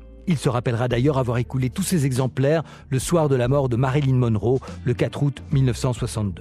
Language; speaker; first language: French; native; French